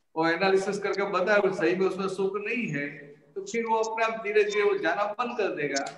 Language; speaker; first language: Hindi; non-native, local second language; Gujarati